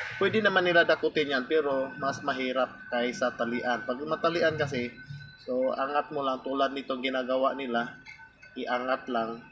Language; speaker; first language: Filipino; non-native, local second language; Cebuano